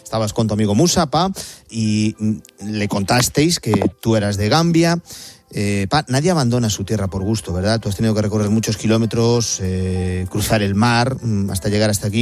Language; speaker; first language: Spanish; native; Spanish